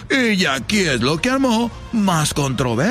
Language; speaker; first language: Spanish; native; Spanish